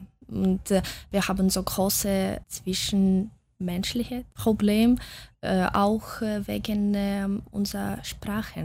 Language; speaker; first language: German; non-native, fluent; Russian